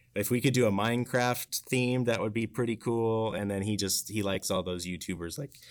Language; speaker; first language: English; native; English